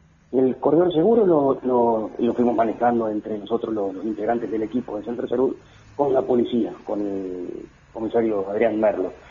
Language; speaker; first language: Spanish; native; Spanish